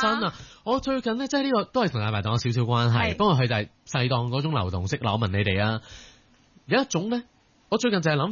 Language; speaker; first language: Cantonese; native; Cantonese